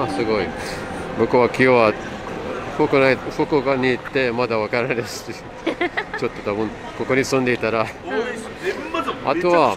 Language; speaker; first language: Japanese; non-native, learner; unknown